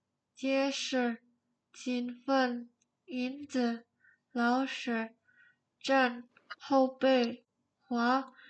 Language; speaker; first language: Chinese; non-native, learner; Indonesian